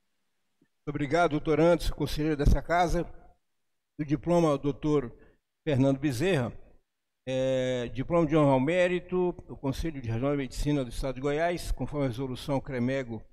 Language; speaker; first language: Portuguese; native; Portuguese